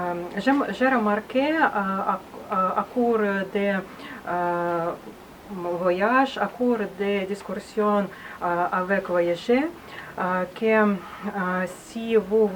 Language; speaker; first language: French; non-native, learner; Russian